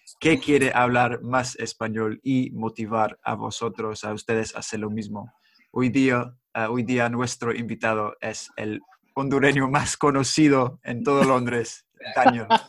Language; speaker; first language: Spanish; non-native, fluent; English